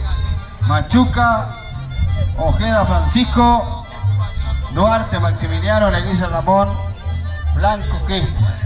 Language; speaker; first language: Spanish; native; Spanish